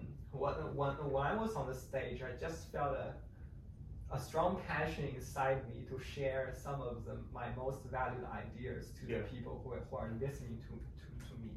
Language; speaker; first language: English; non-native, fluent; Chinese